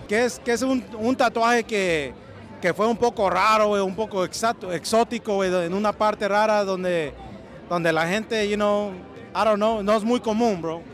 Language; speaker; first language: Spanish; early bilingual, heritage; Spanish